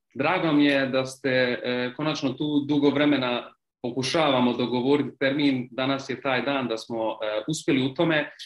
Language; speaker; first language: Croatian; early bilingual, heritage; Bosnian